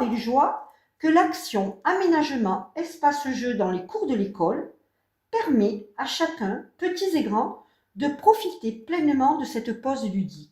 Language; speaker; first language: French; native; French